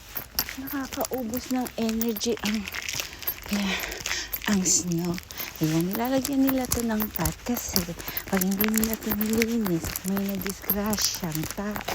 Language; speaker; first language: Filipino; native; Filipino